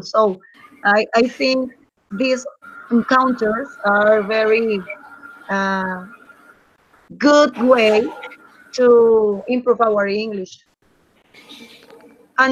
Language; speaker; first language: English; non-native, learner; Spanish